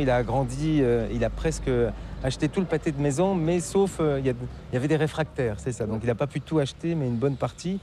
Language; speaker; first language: French; native; French